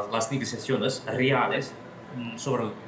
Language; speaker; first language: Spanish; non-native, fluent; Russian